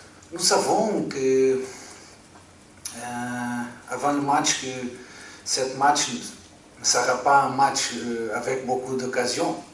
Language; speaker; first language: French; non-native, fluent; Portuguese